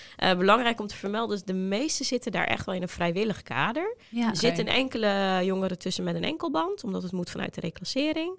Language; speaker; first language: Dutch; native; Dutch